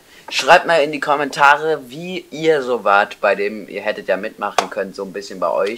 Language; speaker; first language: German; native; German